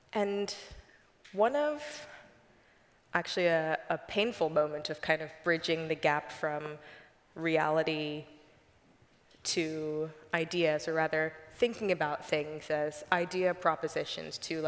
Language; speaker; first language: English; native; English